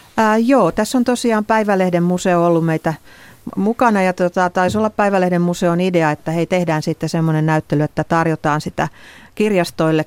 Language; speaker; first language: Finnish; native; Finnish